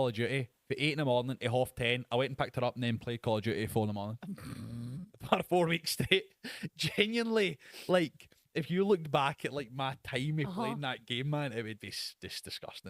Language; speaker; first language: English; native; English